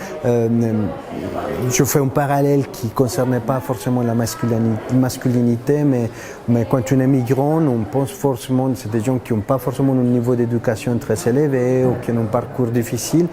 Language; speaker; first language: French; non-native, fluent; Spanish